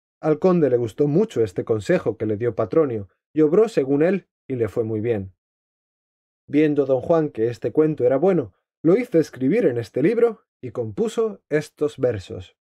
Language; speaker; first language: Spanish; native; Spanish